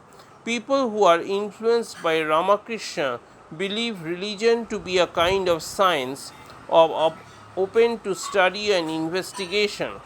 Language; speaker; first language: English; non-native, local second language; Bangla